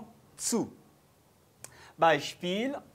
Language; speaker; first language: German; non-native, learner; French